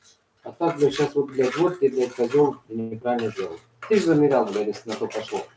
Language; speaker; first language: Russian; native; Russian